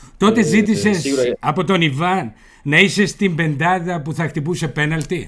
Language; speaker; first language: Greek; native; Greek